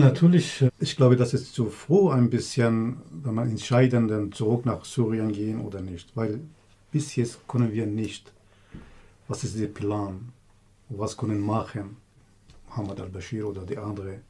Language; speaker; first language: German; non-native, learner; Kurdish